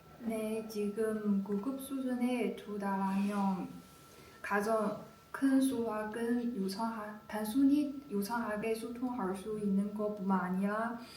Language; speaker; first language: Korean; non-native, learner; Chinese